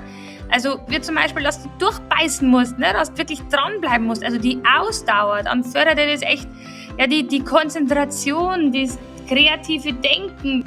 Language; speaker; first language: German; native; German